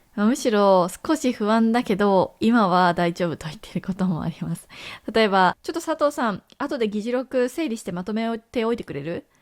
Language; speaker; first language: Japanese; native; Japanese